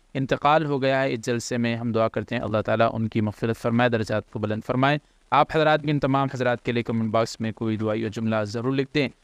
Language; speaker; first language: Urdu; native; Urdu